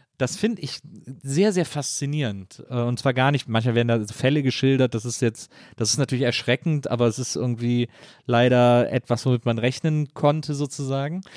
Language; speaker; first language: German; native; German